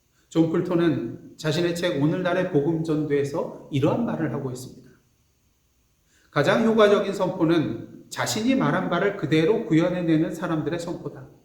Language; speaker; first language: Korean; native; Korean